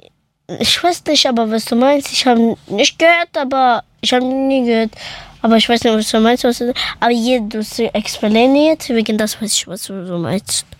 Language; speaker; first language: German; early bilingual, other home language; Persian